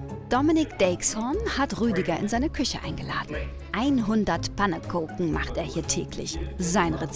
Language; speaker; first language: German; native; German